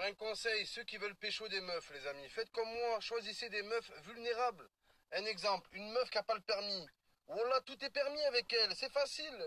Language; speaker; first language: French; native; French